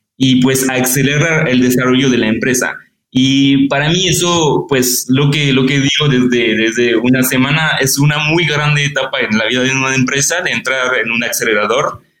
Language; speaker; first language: Spanish; non-native, fluent; French